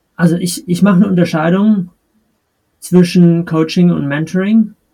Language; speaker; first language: German; native; German